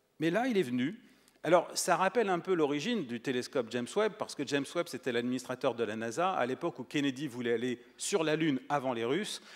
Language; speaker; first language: French; native; French